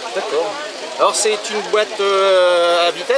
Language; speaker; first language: French; native; French